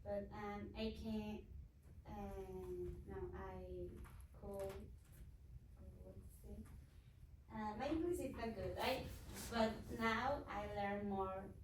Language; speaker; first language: English; non-native, learner; Spanish